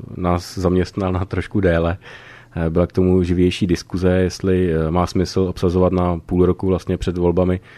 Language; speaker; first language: Czech; native; Czech